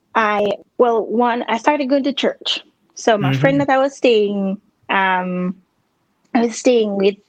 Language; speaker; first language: English; non-native, local second language; Jamaican Creole English